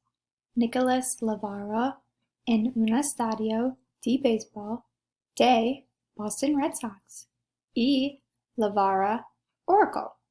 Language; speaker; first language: Italian; non-native, learner; English